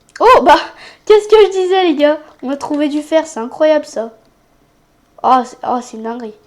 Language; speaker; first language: French; native; French